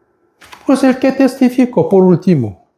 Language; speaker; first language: Spanish; non-native, fluent; Korean